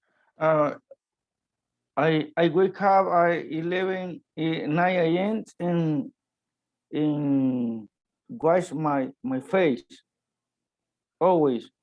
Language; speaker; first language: English; non-native, learner; Spanish